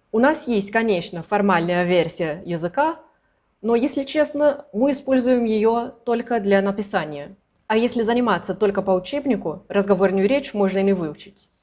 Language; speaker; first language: Russian; non-native, fluent; Portuguese